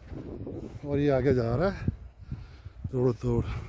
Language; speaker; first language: Urdu; non-native, local second language; Punjabi